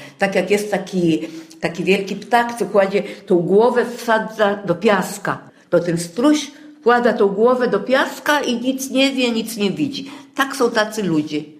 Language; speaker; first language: Polish; native; Polish